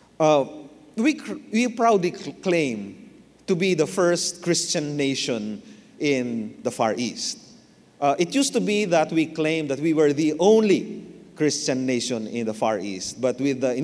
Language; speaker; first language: English; non-native, local second language; Filipino